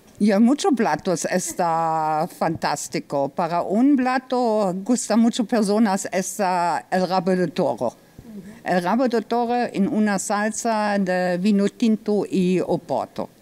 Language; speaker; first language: Spanish; non-native, learner; German